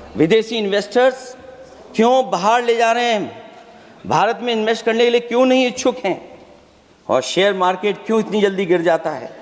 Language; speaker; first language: Hindi; native; Hindi